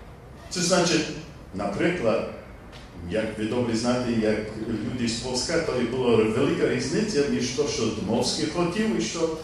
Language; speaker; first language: Polish; non-native, learner; English